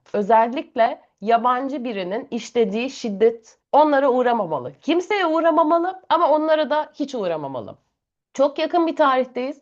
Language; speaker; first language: Turkish; native; Turkish